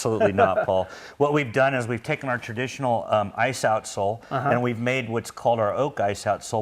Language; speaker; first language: English; native; English